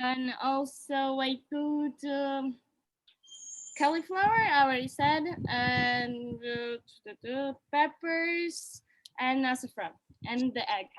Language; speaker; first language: English; non-native, learner; Portuguese